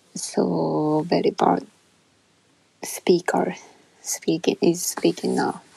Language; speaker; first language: English; non-native, learner; Japanese